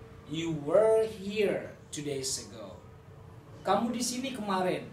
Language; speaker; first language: English; non-native, fluent; Indonesian